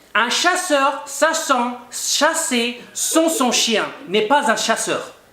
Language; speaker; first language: French; native; French